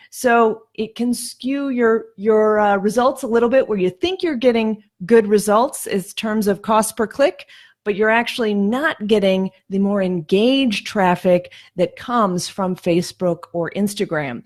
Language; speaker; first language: English; native; English